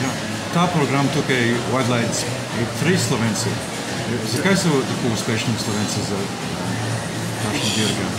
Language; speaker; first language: Slovenian; early bilingual, heritage; Slovenian